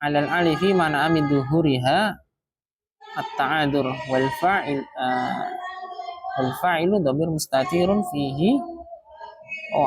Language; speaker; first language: Arabic; non-native, fluent; Indonesian